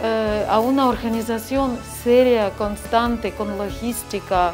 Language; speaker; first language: Spanish; non-native, fluent; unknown